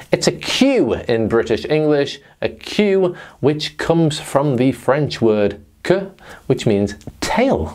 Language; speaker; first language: English; native; English